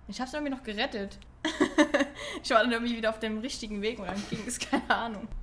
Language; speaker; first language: German; native; German